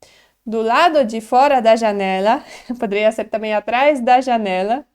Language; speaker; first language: Portuguese; non-native, fluent; Polish